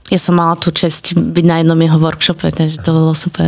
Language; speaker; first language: Slovak; native; Slovak